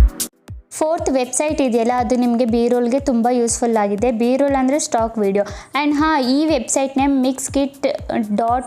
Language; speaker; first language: Kannada; native; Kannada